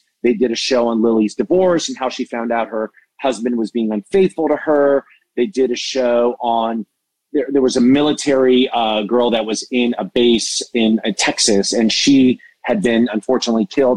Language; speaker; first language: English; native; English